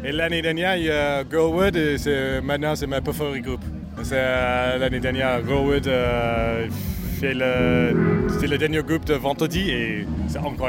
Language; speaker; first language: French; non-native, learner; English